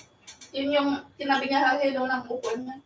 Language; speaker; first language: Filipino; native; Filipino